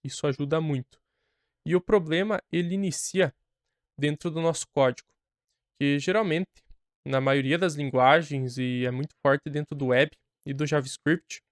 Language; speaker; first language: Portuguese; native; Portuguese